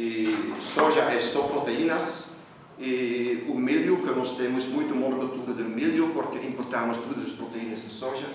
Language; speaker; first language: Portuguese; non-native, fluent; Dutch